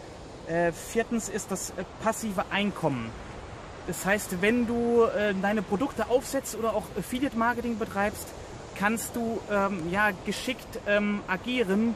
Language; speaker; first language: German; native; German